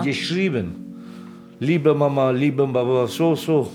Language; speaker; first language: German; non-native, learner; Turkish